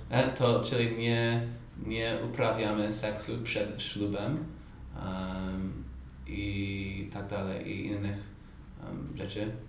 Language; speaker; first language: Polish; non-native, fluent; English